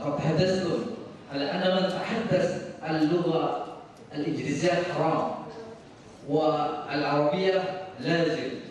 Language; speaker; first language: Arabic; non-native, fluent; Indonesian